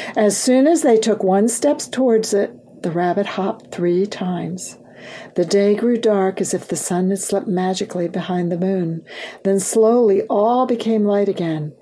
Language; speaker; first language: English; early bilingual, other home language; German